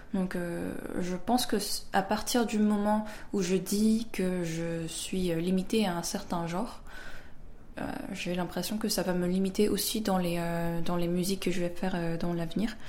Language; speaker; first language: French; early bilingual, other home language; Korean